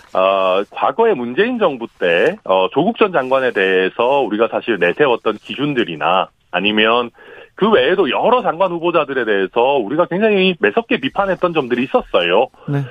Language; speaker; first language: Korean; native; Korean